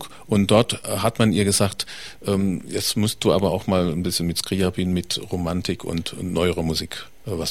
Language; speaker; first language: German; native; German